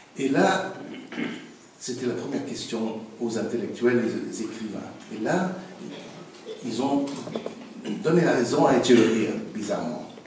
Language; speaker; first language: French; non-native, fluent; English